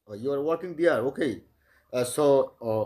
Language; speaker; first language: English; non-native, learner; Bangla